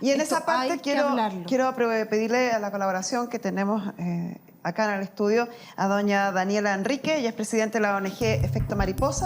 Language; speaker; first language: Spanish; native; Spanish